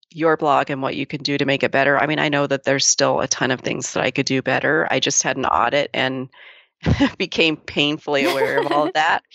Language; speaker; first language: English; native; English